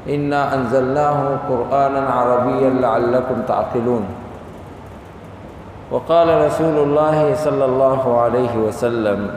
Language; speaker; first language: Arabic; non-native, fluent; Urdu